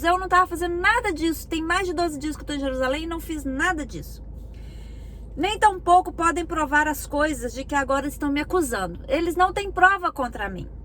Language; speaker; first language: Portuguese; native; Portuguese